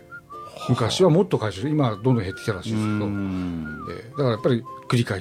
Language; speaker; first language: Japanese; native; Japanese